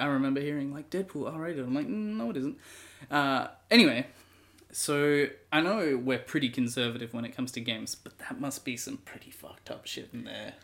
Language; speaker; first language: English; native; English